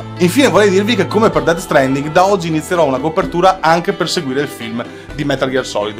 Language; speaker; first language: Italian; native; Italian